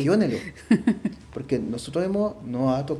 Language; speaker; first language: Spanish; native; Spanish